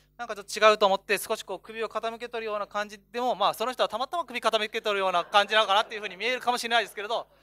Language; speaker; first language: Japanese; native; Japanese